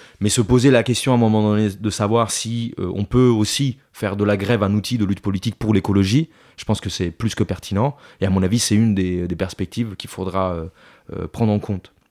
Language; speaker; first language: French; non-native, fluent; Italian